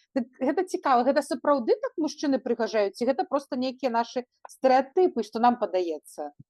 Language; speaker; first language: Belarusian; non-native, local second language; Russian